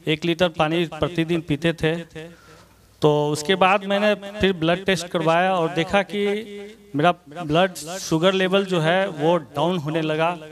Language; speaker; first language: Hindi; native; Hindi